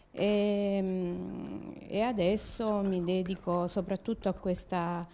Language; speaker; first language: Italian; native; Italian